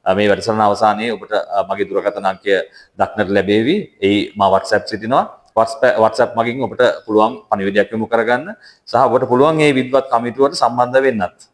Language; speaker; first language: Sinhala; native; Sinhala